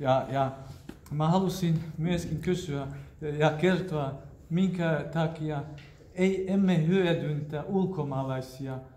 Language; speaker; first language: Finnish; non-native, fluent; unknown